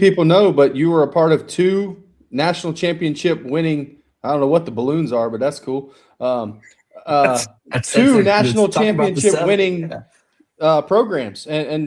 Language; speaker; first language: English; native; English